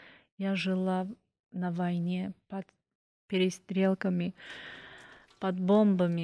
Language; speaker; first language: Russian; non-native, fluent; Azerbaijani